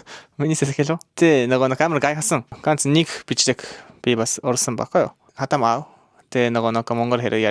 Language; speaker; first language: Mongolian; non-native, learner; Japanese